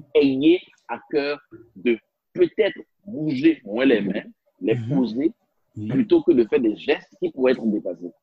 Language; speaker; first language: French; non-native, local second language; Spanish